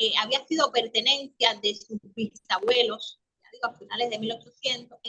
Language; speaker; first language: Spanish; native; Spanish